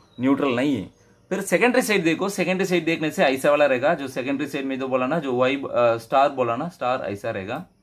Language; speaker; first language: Hindi; non-native, local second language; Tamil